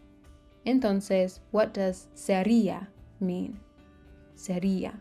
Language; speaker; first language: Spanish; non-native, learner; English